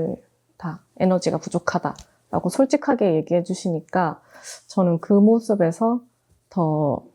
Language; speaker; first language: Korean; native; Korean